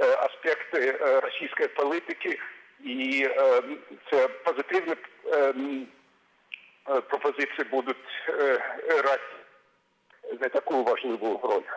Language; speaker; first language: Ukrainian; non-native, fluent; German